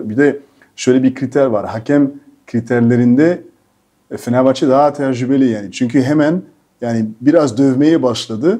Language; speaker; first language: Turkish; non-native, fluent; French